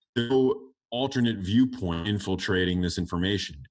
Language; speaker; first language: English; native; English